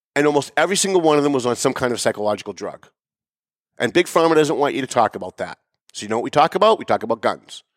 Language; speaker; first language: English; native; English